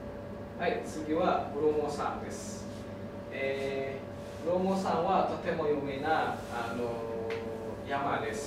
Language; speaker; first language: Japanese; non-native, learner; Indonesian